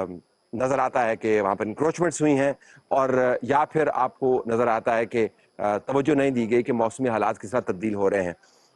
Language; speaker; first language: Urdu; native; Urdu